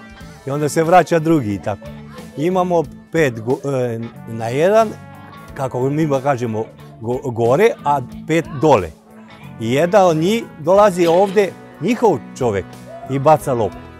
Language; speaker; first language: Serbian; non-native, local second language; Romanian